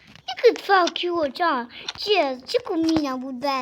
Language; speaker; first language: Romanian; early bilingual, heritage; Romanian